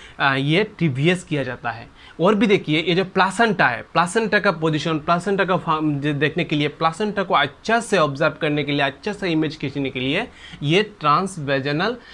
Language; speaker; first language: Hindi; non-native, local second language; Bangla